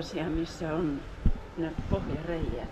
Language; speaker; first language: Finnish; native; Finnish